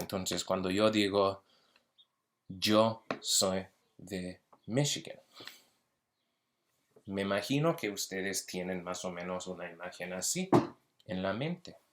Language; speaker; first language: Spanish; early bilingual, heritage; Spanish